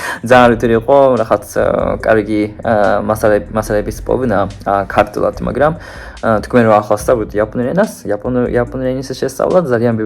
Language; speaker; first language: Georgian; non-native, fluent; Japanese